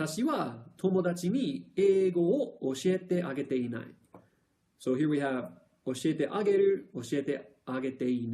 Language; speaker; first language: Japanese; non-native, fluent; English